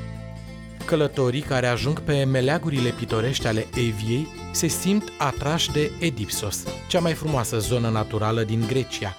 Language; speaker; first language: Romanian; native; Romanian